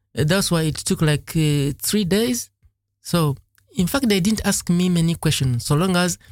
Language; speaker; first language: English; non-native, local second language; Ganda